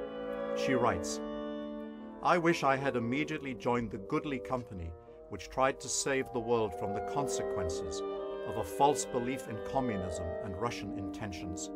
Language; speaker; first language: English; native; English